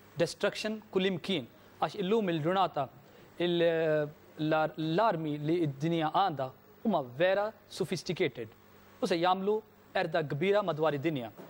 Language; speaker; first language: Maltese; non-native, fluent; Urdu